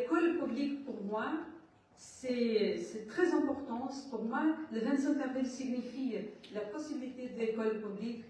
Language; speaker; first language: French; non-native, learner; Portuguese